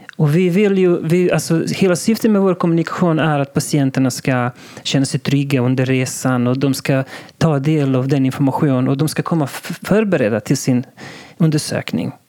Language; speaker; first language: Swedish; non-native, local second language; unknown